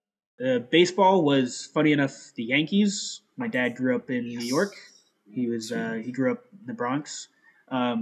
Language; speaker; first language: English; native; English